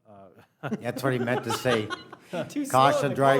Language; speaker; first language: English; native; English